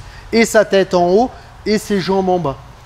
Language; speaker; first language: French; native; French